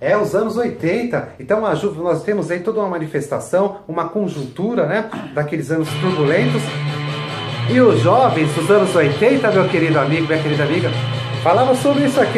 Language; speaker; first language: Portuguese; native; Portuguese